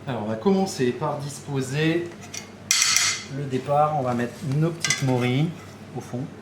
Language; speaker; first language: French; native; French